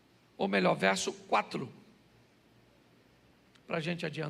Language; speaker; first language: Portuguese; native; Portuguese